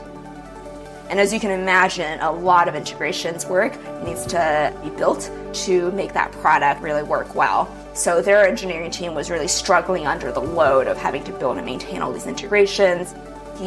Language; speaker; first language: English; early bilingual, other home language; Chinese